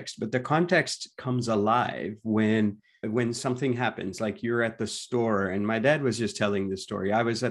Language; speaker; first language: English; non-native, local second language; Gujarati